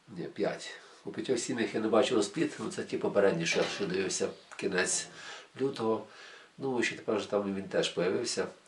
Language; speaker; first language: Ukrainian; native; Ukrainian